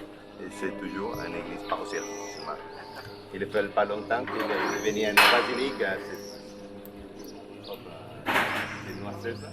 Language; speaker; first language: French; non-native, local second language; Catalan